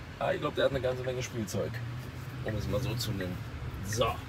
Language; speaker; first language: German; native; German